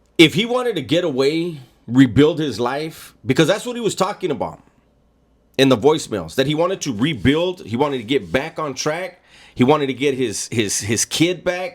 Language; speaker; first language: English; native; English